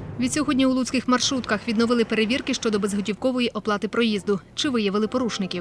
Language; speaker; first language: Ukrainian; native; Ukrainian